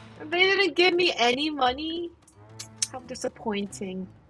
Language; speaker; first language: English; non-native, fluent; Korean